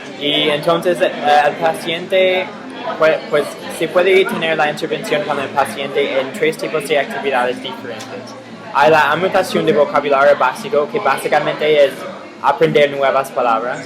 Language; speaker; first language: Spanish; non-native, fluent; English